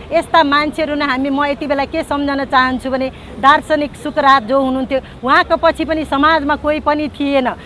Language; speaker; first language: Nepali; native; Nepali